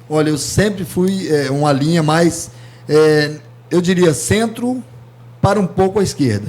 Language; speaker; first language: Portuguese; native; Portuguese